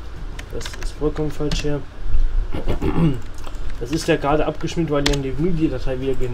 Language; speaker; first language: German; native; German